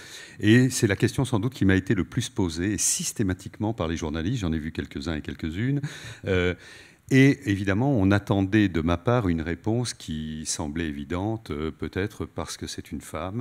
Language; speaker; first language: French; native; French